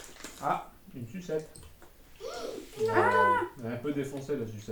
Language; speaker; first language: French; native; French